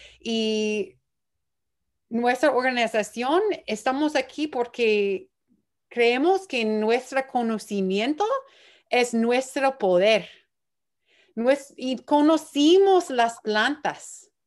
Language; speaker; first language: Spanish; early bilingual, heritage; Spanish